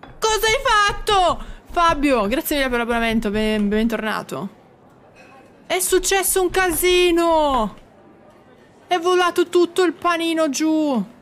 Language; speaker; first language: Italian; native; Italian